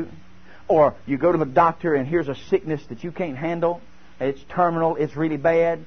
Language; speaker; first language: English; native; English